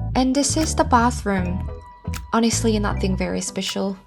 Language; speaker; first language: English; non-native, fluent; Korean